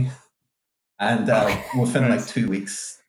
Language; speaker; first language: English; native; English